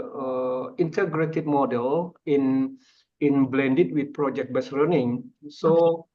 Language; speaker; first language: English; non-native, fluent; Indonesian